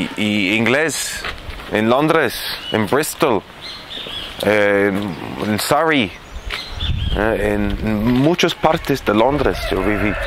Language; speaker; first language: Spanish; non-native, fluent; Arabic